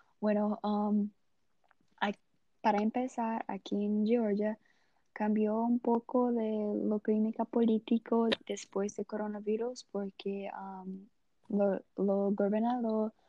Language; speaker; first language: Spanish; non-native, learner; Portuguese